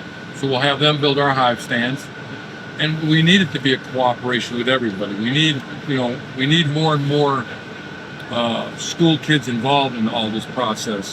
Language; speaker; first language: English; native; English